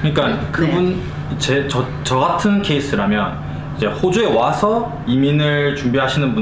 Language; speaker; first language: Korean; native; Korean